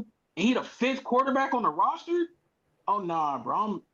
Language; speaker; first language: English; native; English